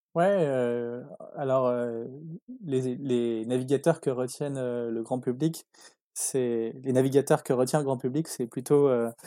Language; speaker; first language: French; native; French